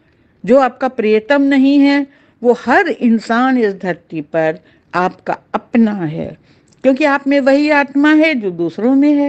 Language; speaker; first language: Hindi; native; Hindi